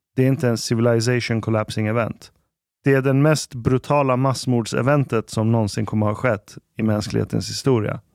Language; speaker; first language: Swedish; early bilingual, other home language; Arabic